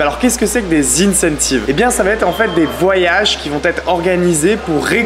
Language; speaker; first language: French; native; French